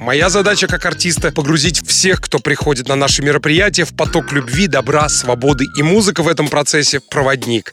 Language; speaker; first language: Russian; native; Russian